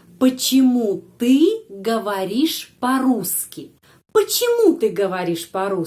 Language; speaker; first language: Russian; non-native, fluent; Indonesian